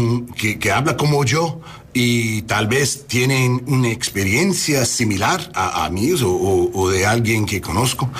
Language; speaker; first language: Spanish; non-native, learner; English